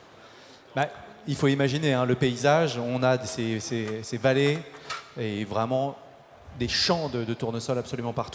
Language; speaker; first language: French; native; French